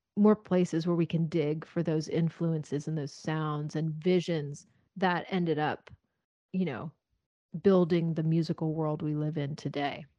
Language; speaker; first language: English; native; English